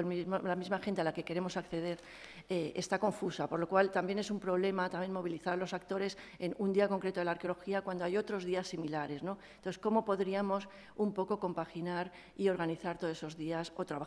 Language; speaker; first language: Spanish; native; Spanish